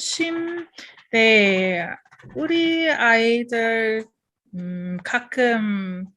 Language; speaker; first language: Korean; non-native, learner; English